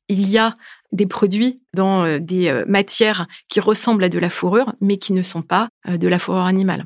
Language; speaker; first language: French; native; French